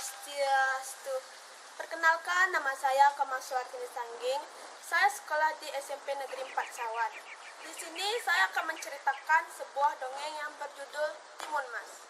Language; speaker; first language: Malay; non-native, local second language; Balinese